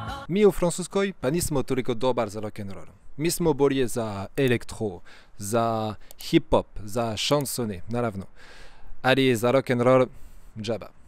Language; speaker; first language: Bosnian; non-native, fluent; French